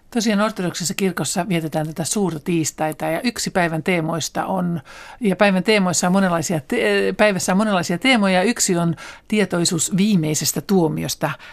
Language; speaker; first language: Finnish; native; Finnish